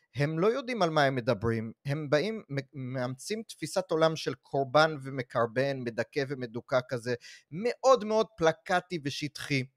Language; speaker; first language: Hebrew; non-native, fluent; English